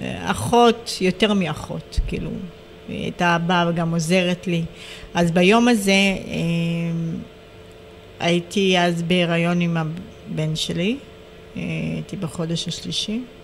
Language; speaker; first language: Hebrew; early bilingual, other home language; Amharic